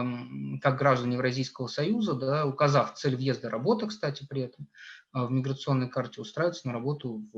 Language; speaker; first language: Russian; native; Russian